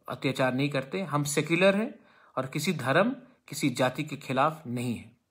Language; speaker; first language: Hindi; non-native, local second language; Kok Borok